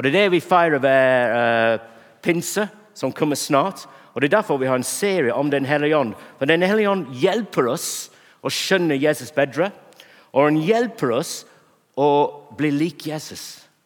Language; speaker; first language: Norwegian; non-native, fluent; English